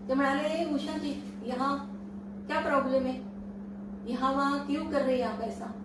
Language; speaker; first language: Hindi; non-native, local second language; Marathi